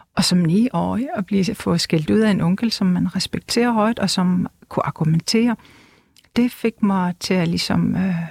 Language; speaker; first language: Danish; non-native, local second language; Kalaallisut